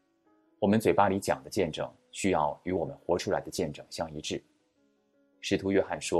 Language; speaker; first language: Chinese; native; Chinese